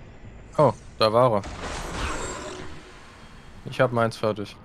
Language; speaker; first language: German; native; German